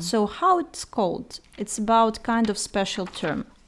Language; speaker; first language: English; non-native, fluent; Russian